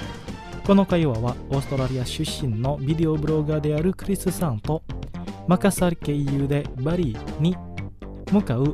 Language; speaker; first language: Japanese; non-native, fluent; Indonesian